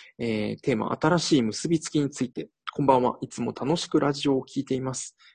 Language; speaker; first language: Japanese; native; Japanese